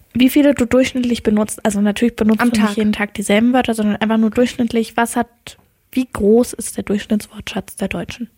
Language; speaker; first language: German; native; German